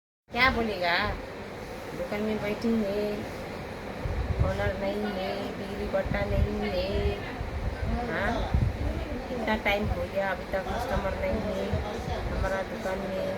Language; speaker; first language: Hindi; non-native, local second language; Bangla